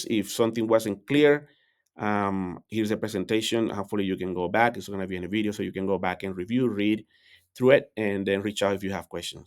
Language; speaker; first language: English; non-native, fluent; Spanish